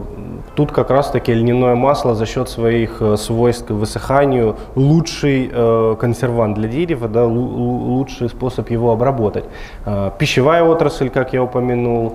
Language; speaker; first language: Russian; native; Russian